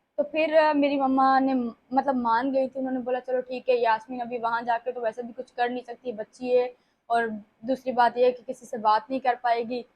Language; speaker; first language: Urdu; native; Urdu